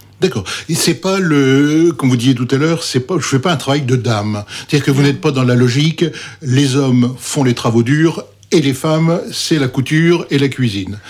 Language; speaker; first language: French; native; French